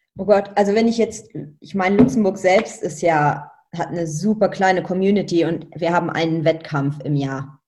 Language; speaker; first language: German; non-native, local second language; Luxembourgish